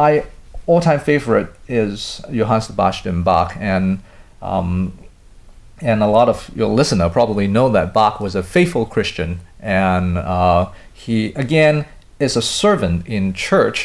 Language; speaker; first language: English; non-native, local second language; Cantonese